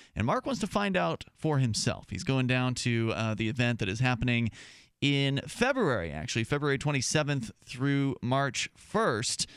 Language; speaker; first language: English; native; English